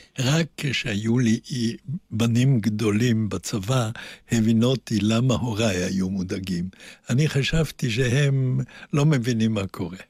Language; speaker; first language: Hebrew; non-native, fluent; German